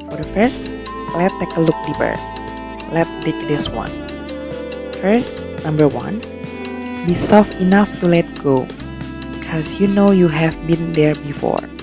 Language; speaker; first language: English; non-native, learner; Indonesian